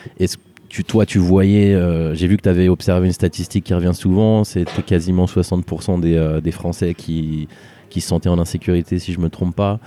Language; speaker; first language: French; native; French